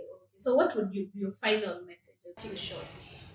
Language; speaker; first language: English; native; English